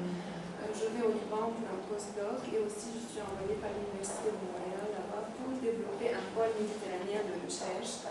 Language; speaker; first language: French; non-native, local second language; Arabic